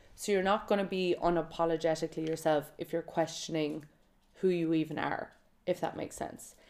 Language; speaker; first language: English; native; English